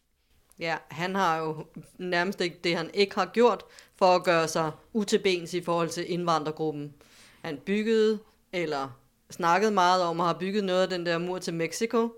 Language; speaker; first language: Danish; native; Danish